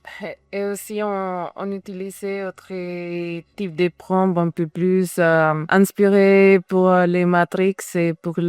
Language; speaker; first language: French; non-native, learner; Spanish